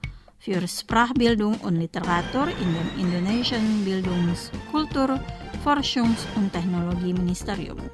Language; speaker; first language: German; non-native, fluent; Indonesian